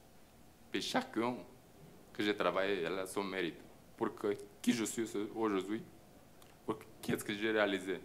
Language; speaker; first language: French; non-native, fluent; Romanian